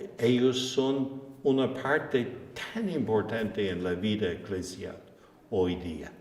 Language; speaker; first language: Spanish; non-native, fluent; English